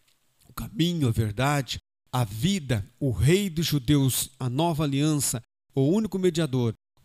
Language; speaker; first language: Portuguese; native; Portuguese